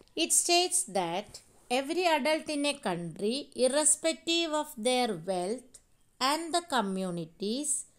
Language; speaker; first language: English; non-native, local second language; Malayalam